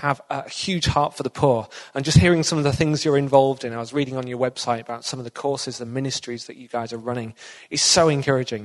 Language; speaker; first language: English; native; English